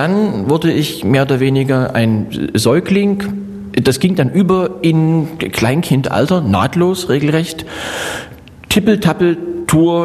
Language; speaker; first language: German; native; German